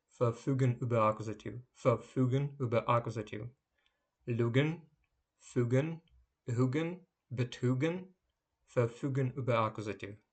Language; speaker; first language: German; non-native, fluent; Ukrainian